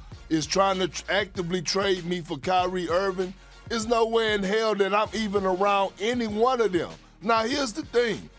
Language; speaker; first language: English; native; English